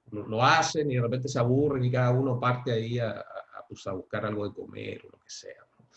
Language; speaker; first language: Spanish; native; Spanish